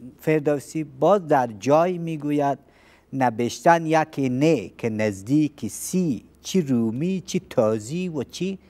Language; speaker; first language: Persian; native; Persian